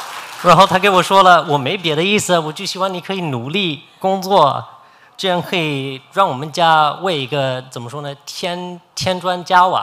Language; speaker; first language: Chinese; non-native, fluent; English